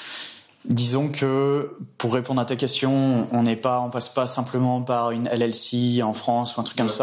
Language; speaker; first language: French; native; French